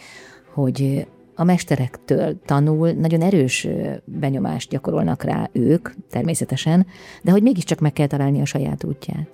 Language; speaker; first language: Hungarian; native; Hungarian